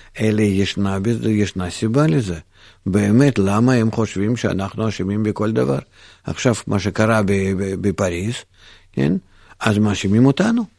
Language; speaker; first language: Hebrew; non-native, fluent; Russian